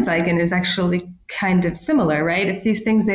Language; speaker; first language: English; native; English